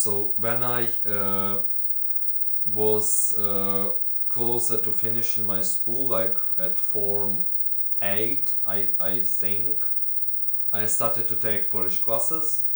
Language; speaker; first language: English; non-native, fluent; Ukrainian